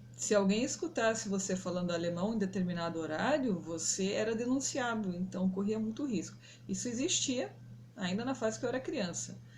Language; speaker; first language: Portuguese; non-native, local second language; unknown